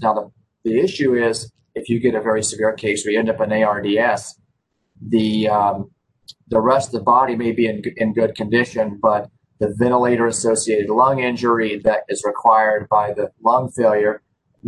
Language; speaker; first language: English; native; English